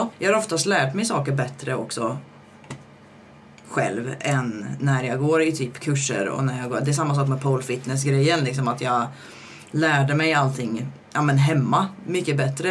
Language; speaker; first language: Swedish; native; Swedish